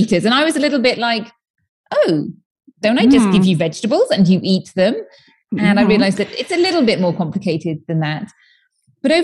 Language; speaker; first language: English; native; English